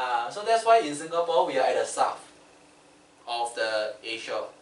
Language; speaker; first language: English; non-native, local second language; Chinese